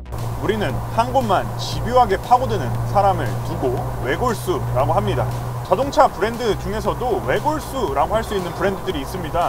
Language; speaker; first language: Korean; native; Korean